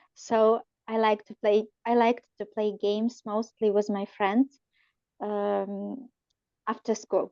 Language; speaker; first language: English; non-native, learner; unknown